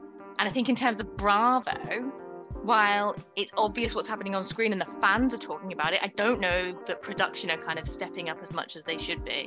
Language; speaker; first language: English; native; English